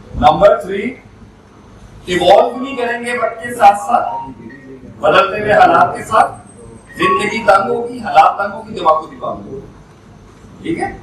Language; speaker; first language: Urdu; non-native, local second language; Punjabi